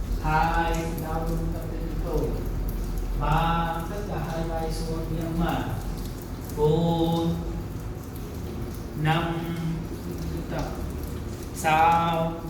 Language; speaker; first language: Vietnamese; non-native, fluent; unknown